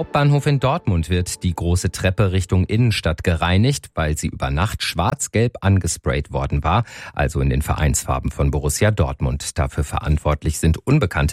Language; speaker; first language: German; native; German